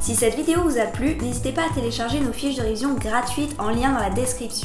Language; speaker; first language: French; native; French